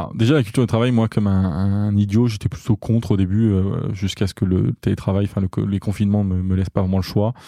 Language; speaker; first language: French; native; French